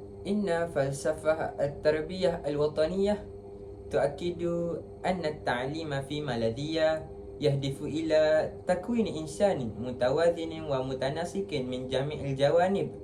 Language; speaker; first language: Arabic; non-native, learner; Malay